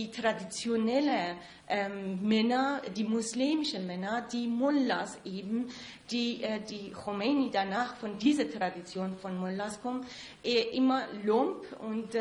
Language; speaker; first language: German; non-native, fluent; Persian